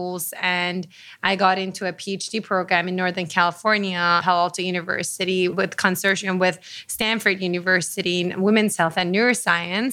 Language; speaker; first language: English; non-native, fluent; Persian